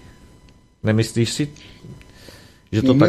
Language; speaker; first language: Czech; native; Czech